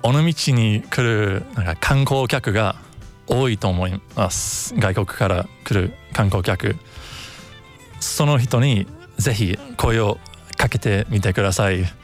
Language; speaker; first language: Japanese; non-native, learner; English